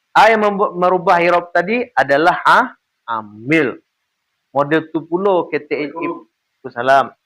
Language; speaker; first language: Malay; non-native, local second language; Minangkabau